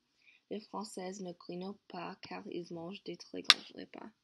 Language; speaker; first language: French; non-native, learner; English